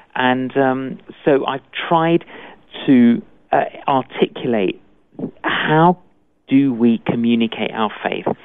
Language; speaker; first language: English; native; English